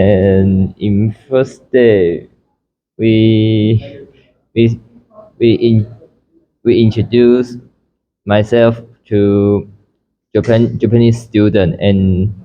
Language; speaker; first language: English; non-native, learner; Chinese